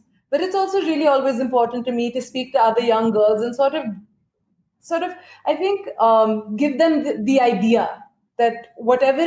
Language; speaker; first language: English; non-native, local second language; Hindi